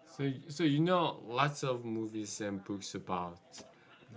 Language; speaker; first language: English; non-native, learner; Korean